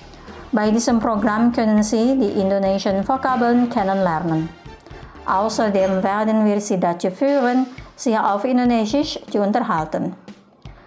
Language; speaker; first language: German; non-native, fluent; Indonesian